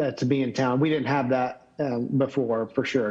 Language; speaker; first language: English; native; English